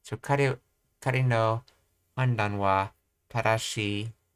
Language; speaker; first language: Japanese; non-native, learner; English